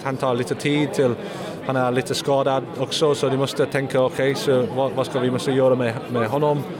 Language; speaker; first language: Swedish; non-native, learner; English